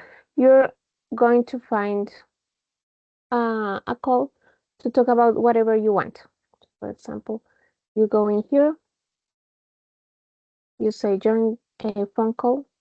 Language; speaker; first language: English; non-native, fluent; Spanish